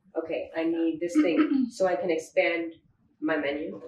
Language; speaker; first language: English; native; English